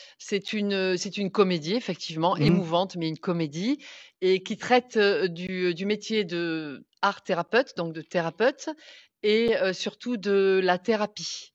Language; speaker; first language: French; native; French